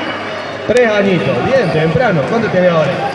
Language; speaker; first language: Spanish; native; Spanish